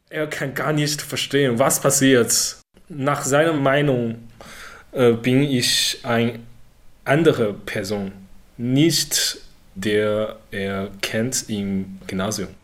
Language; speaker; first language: German; non-native, learner; Chinese